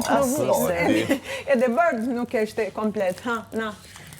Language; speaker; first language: Albanian; early bilingual, heritage; Albanian